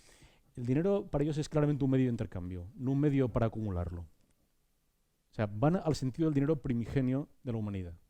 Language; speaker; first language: Spanish; native; Spanish